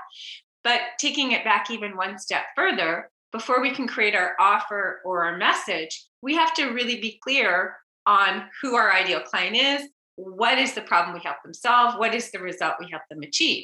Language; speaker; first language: English; native; English